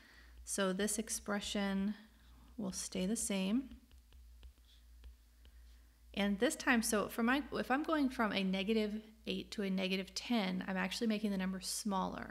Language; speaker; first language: English; native; English